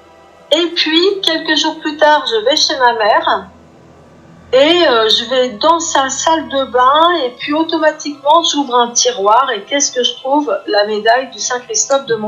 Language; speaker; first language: French; native; French